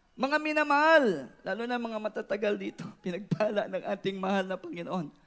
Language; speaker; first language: Filipino; non-native, local second language; Cebuano